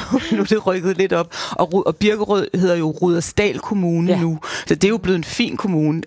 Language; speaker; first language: Danish; native; Danish